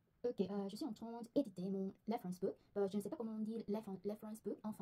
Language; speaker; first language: French; non-native, learner; Korean